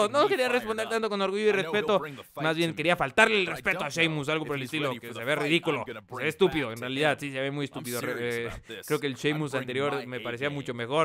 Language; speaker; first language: Spanish; native; Spanish